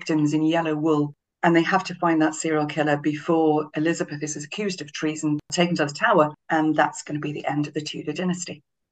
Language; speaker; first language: English; native; English